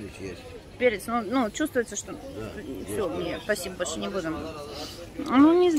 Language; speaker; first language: Russian; native; Russian